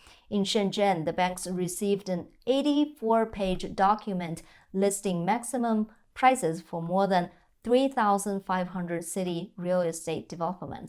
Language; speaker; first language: English; non-native, fluent; Chinese